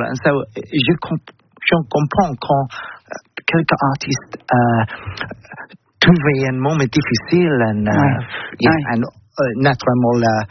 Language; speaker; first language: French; non-native, learner; English